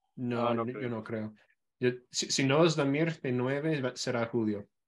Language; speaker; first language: Spanish; non-native, fluent; English